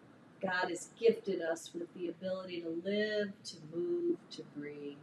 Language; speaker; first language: English; native; English